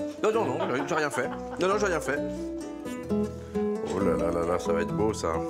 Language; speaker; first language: French; native; French